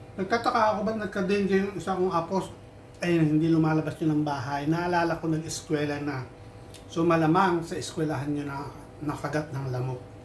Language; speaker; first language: Filipino; non-native, local second language; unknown